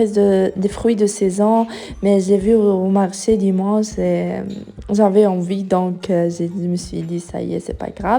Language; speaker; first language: French; non-native, fluent; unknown